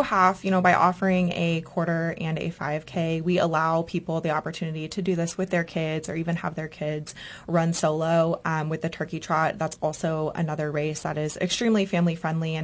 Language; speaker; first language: English; native; English